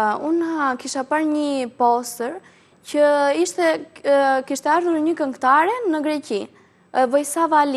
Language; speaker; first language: Albanian; early bilingual, heritage; Albanian